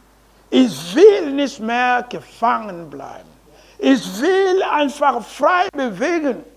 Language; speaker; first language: German; non-native, learner; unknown